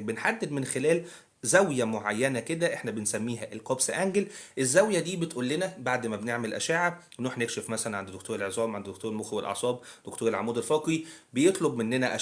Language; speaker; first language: Arabic; native; Arabic